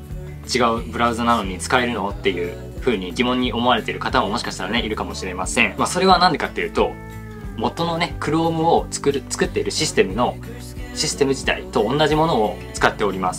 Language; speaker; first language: Japanese; native; Japanese